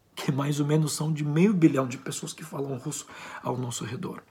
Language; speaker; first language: Portuguese; non-native, fluent; Ukrainian